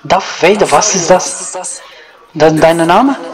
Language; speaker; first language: German; non-native, learner; Serbian